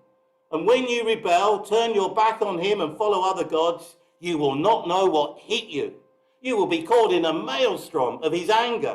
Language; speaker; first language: English; native; English